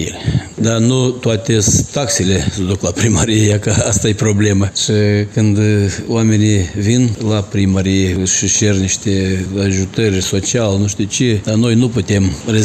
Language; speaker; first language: Romanian; non-native, local second language; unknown